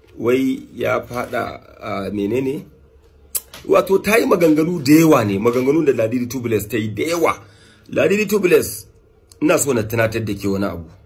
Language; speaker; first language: Hausa; non-native, local second language; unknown